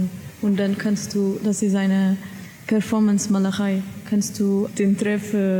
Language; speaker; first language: German; non-native, learner; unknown